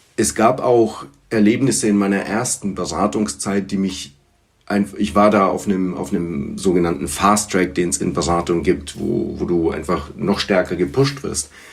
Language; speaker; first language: German; early bilingual, other home language; Bulgarian